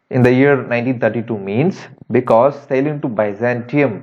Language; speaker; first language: English; non-native, local second language; Tamil